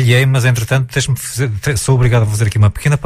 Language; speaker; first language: Portuguese; native; Portuguese